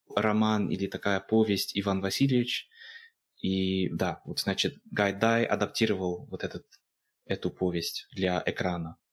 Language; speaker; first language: Russian; non-native, fluent; English